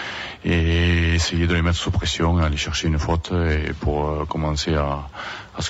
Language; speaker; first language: French; native; French